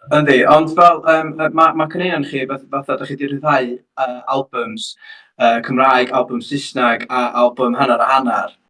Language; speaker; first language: Welsh; native; Welsh